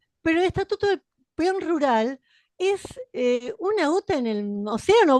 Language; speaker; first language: Spanish; native; Spanish